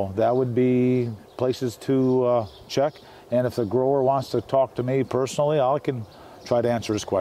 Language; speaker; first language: English; native; English